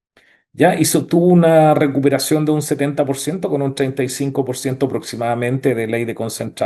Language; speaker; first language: Spanish; native; Spanish